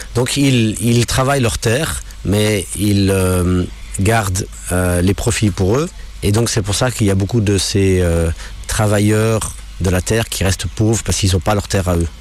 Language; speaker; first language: French; non-native, local second language; English